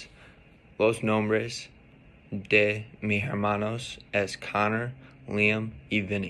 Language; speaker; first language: Spanish; non-native, learner; English